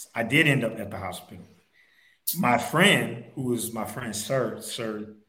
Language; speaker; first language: English; native; English